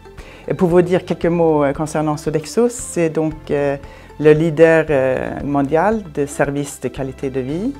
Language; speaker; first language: French; non-native, fluent; Swedish